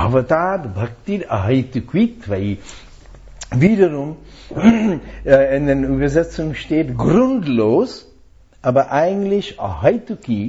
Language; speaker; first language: German; non-native, fluent; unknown